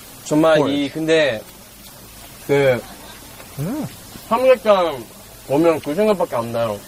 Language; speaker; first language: Korean; non-native, fluent; Japanese